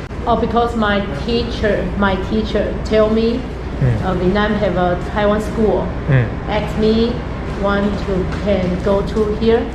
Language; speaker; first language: English; non-native, learner; Chinese